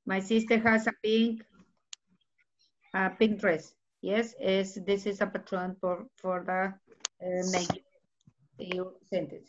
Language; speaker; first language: English; non-native, learner; Spanish